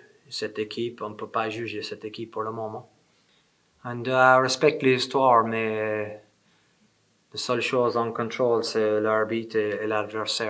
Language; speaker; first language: French; non-native, fluent; English